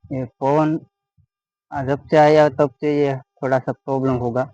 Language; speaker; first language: Hindi; non-native, local second language; Gujarati